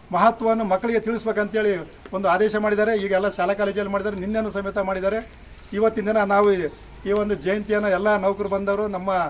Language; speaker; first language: Kannada; non-native, local second language; Lambadi